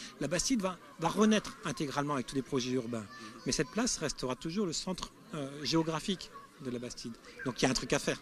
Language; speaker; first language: French; native; French